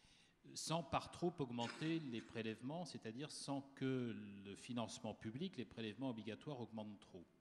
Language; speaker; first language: French; native; French